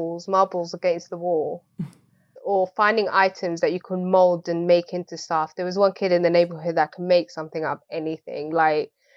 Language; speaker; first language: English; early bilingual, other home language; Swahili